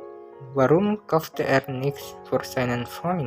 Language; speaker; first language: German; non-native, learner; Indonesian